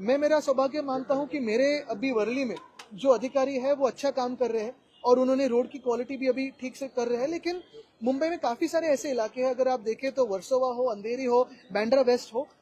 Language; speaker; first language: Hindi; non-native, local second language; Marathi